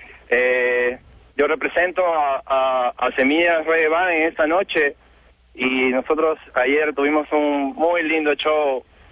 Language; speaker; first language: Spanish; native; Spanish